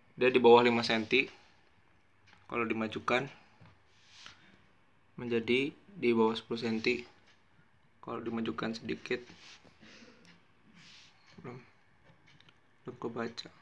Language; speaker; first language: Indonesian; native; Indonesian